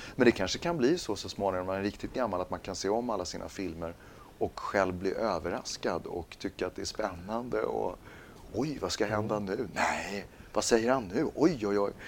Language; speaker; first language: Swedish; native; Swedish